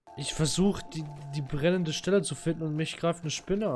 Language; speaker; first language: German; native; German